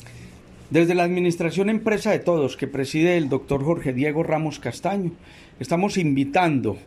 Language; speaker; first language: Spanish; native; Spanish